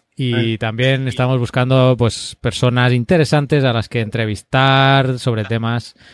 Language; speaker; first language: Spanish; native; Spanish